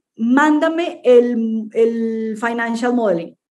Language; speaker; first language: Spanish; native; Spanish